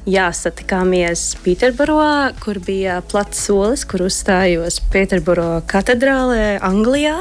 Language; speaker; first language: Latvian; early bilingual, heritage; Latvian